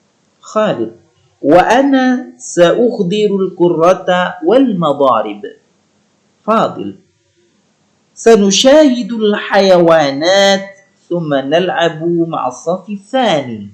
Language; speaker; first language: Arabic; non-native, learner; Indonesian